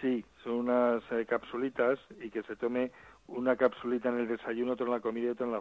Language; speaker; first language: Spanish; native; Spanish